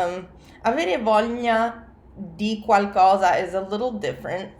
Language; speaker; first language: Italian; non-native, fluent; English